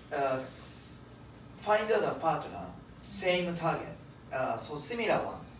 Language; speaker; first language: English; non-native, learner; Japanese